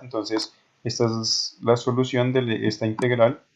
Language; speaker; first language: Spanish; native; Spanish